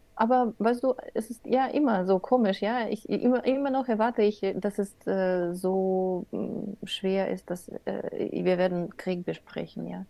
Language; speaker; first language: German; non-native, learner; Russian